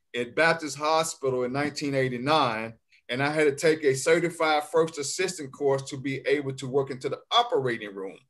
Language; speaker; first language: English; native; English